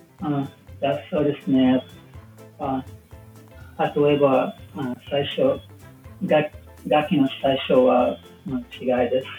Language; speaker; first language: Japanese; non-native, learner; English